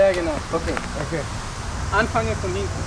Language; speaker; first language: German; early bilingual, heritage; Turkish